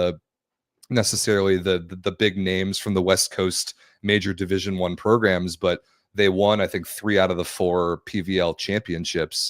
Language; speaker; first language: English; native; English